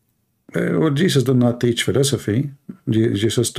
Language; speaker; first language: English; non-native, fluent; Arabic